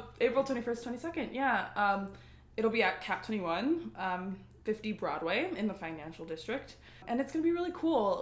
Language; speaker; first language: English; early bilingual, other home language; Spanish